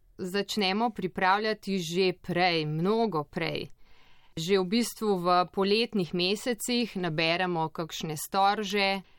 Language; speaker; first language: Slovenian; native; Slovenian